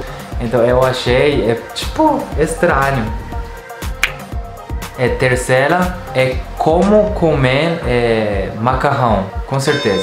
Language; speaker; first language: Portuguese; non-native, learner; Japanese